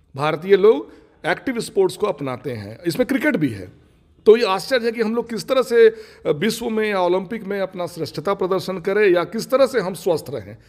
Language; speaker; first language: Hindi; non-native, local second language; Bangla